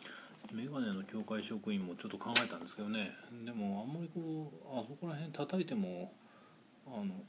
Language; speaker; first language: Japanese; native; Japanese